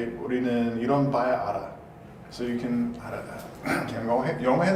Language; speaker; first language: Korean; non-native, learner; English